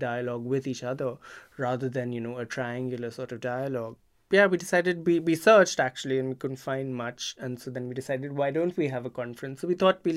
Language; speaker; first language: English; non-native, local second language; Hindi